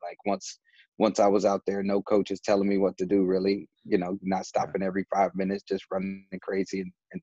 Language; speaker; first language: English; native; English